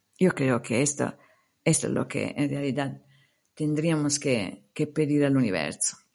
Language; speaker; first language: Spanish; non-native, fluent; Italian